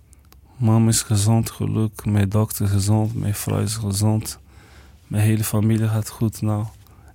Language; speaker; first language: Dutch; non-native, learner; Portuguese